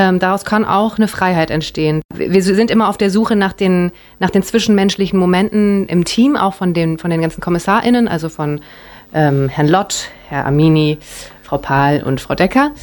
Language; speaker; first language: German; native; German